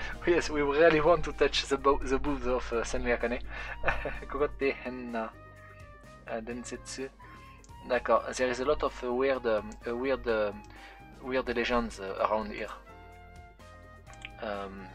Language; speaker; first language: English; non-native, fluent; French